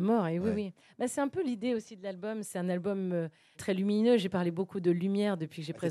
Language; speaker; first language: French; native; French